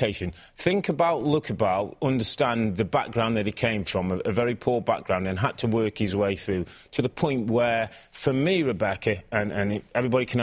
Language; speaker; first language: English; native; English